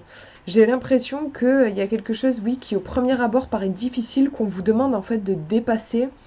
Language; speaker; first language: French; native; French